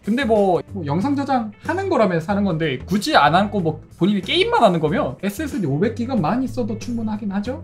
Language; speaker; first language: Korean; native; Korean